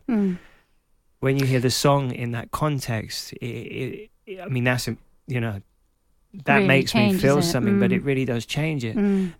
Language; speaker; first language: English; native; English